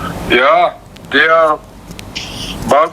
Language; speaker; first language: Indonesian; non-native, learner; Romanian